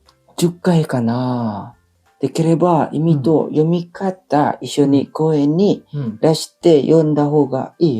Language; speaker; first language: Japanese; non-native, fluent; Indonesian